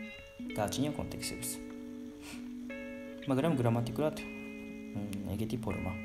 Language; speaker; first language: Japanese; non-native, learner; Georgian